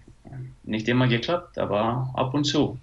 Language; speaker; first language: German; non-native, fluent; Icelandic